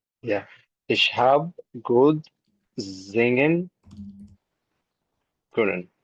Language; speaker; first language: German; non-native, learner; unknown